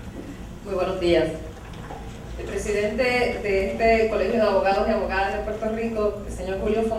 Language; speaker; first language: Spanish; native; Spanish